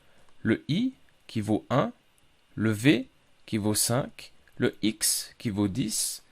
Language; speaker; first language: French; native; French